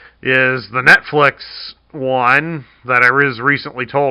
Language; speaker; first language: English; native; English